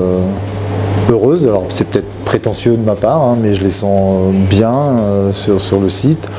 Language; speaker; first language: French; native; French